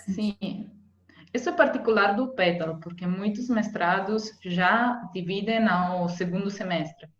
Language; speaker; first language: Portuguese; non-native, fluent; Italian